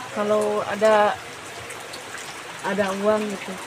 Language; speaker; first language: Indonesian; non-native, local second language; Sundanese